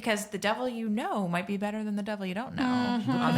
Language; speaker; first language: English; native; English